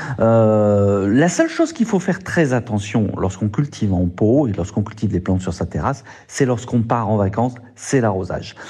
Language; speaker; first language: French; native; French